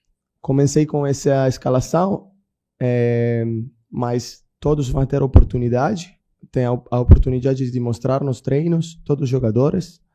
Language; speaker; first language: Portuguese; non-native, fluent; Italian